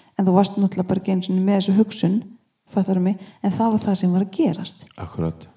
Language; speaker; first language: Icelandic; non-native, fluent; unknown